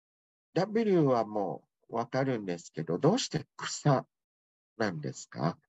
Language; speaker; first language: Japanese; non-native, fluent; Thai